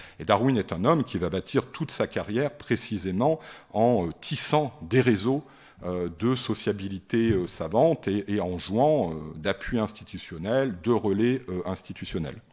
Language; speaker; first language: French; native; French